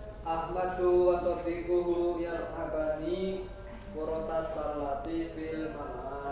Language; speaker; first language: Arabic; non-native, learner; Indonesian